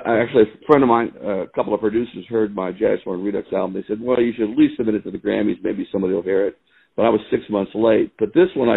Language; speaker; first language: English; native; English